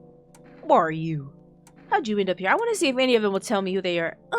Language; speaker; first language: English; native; English